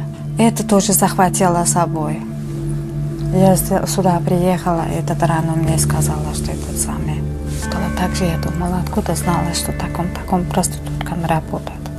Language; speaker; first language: Russian; non-native, learner; Uzbek